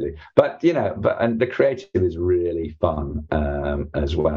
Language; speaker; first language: English; native; English